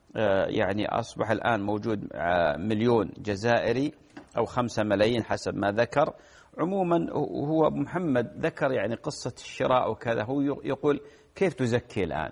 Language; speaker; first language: Arabic; native; Arabic